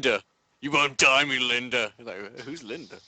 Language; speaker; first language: English; native; English